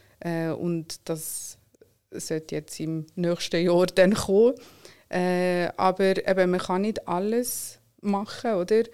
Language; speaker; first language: German; early bilingual, other home language; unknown